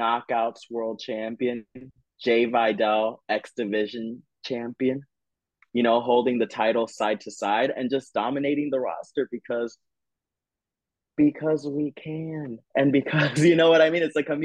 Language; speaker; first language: English; native; English